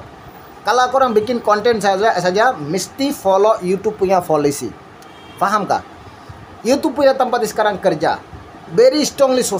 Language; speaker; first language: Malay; non-native, learner; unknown